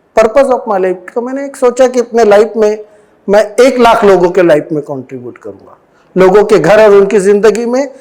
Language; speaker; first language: Hindi; non-native, local second language; Marathi